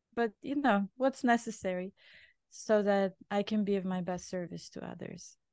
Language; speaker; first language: English; non-native, fluent; Bulgarian